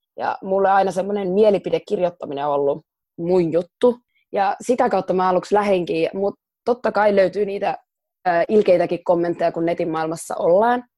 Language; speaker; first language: Finnish; early bilingual, other home language; Somali